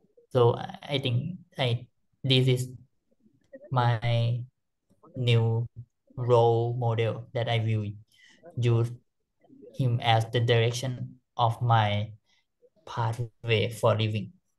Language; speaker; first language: English; non-native, learner; Thai